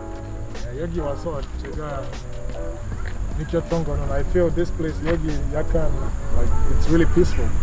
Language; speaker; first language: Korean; non-native, learner; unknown